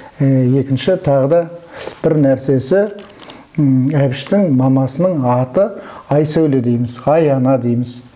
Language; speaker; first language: Kazakh; native; Kazakh